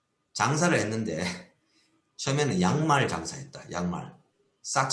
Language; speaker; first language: Korean; native; Korean